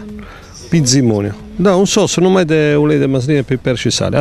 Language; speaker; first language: Romanian; non-native, learner; Italian